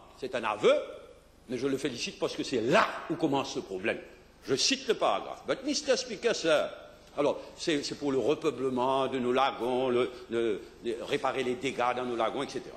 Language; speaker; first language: French; native; French